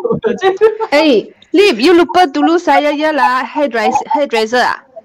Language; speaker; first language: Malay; non-native, local second language; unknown